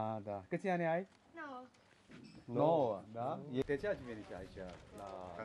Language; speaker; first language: Romanian; non-native, learner; Korean